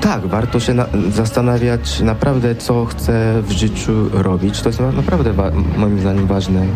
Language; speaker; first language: Polish; non-native, fluent; Japanese